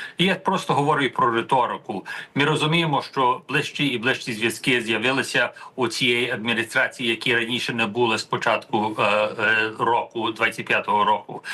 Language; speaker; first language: Ukrainian; early bilingual, heritage; Ukrainian